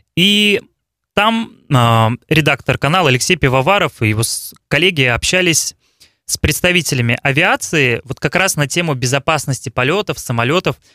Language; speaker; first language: Russian; native; Russian